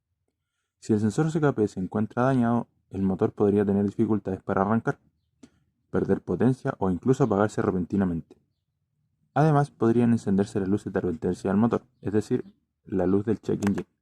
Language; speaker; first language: Spanish; native; Spanish